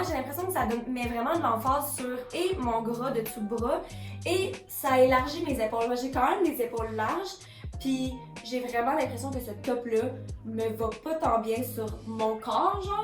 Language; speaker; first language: French; native; French